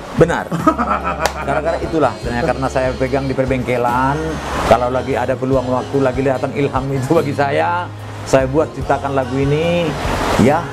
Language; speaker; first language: Indonesian; non-native, local second language; Batak Toba